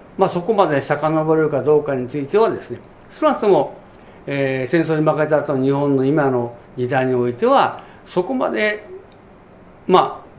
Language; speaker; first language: Japanese; native; Japanese